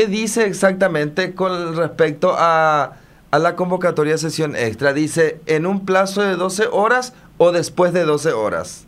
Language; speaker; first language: Spanish; native; Spanish